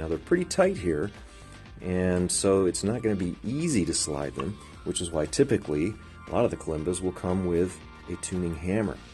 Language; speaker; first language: English; native; English